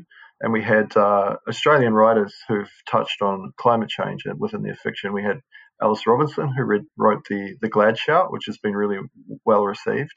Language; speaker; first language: English; native; English